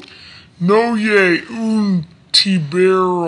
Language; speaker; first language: Spanish; non-native, learner; English